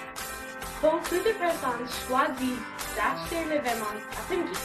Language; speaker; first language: French; non-native, learner; English